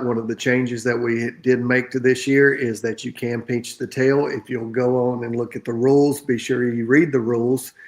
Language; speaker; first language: English; native; English